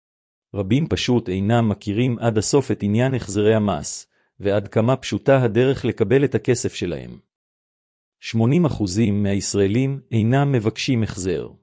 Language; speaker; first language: Hebrew; native; Hebrew